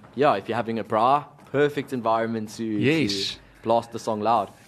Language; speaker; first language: English; native; English